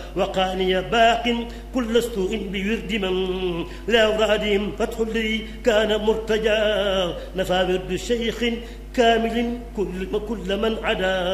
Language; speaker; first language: Arabic; non-native, fluent; Wolof